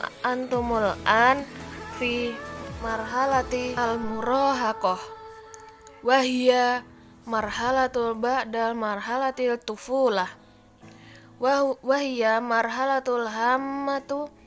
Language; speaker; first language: Arabic; non-native, learner; Indonesian